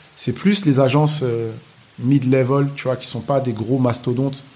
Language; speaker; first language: French; native; French